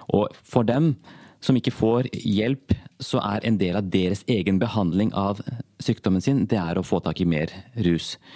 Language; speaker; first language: Norwegian; early bilingual, other home language; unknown